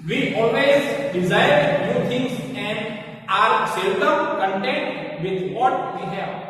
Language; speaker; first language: English; non-native, local second language; Gujarati